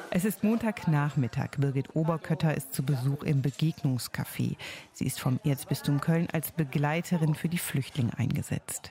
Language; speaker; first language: German; native; German